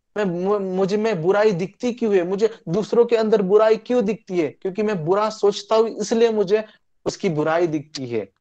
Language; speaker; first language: Hindi; non-native, local second language; Marathi